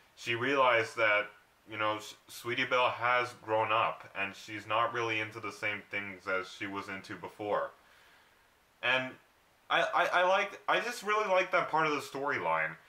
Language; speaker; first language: English; native; English